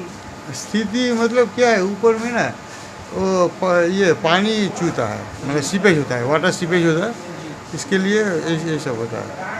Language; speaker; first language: Hindi; non-native, local second language; Bangla